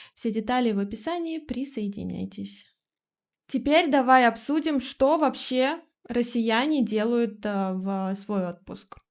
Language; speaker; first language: Russian; native; Russian